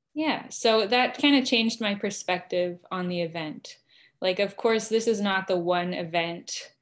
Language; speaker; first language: English; native; English